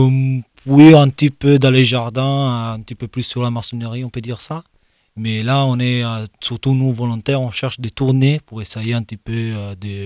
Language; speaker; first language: French; non-native, fluent; Italian